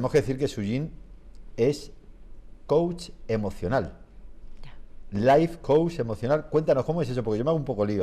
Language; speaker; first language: Spanish; native; Spanish